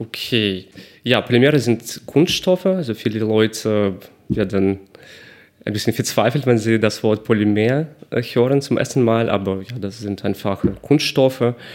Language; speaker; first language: German; non-native, fluent; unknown